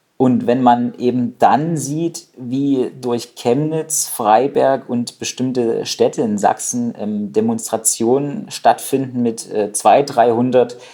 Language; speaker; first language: German; native; German